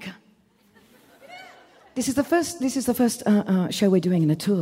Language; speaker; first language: English; native; English